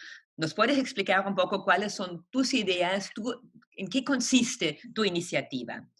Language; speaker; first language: Spanish; non-native, fluent; German